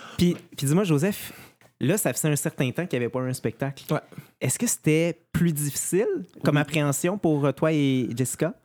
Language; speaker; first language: French; native; French